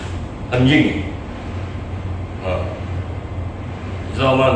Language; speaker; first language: Chinese; non-native, learner; Indonesian